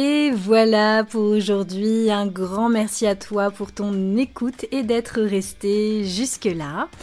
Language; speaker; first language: French; native; French